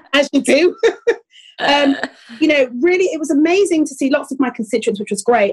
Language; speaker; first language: English; native; English